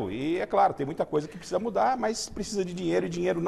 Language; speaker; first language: Portuguese; native; Portuguese